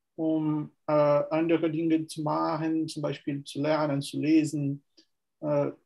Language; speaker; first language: German; non-native, fluent; Portuguese